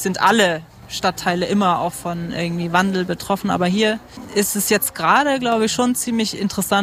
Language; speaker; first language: German; native; German